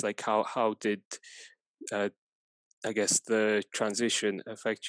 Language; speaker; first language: English; non-native, fluent; Persian